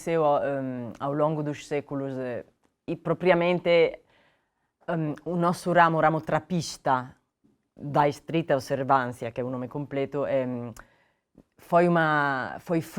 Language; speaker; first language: Portuguese; non-native, fluent; Italian